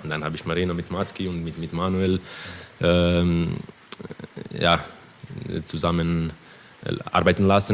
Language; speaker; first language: German; non-native, fluent; Croatian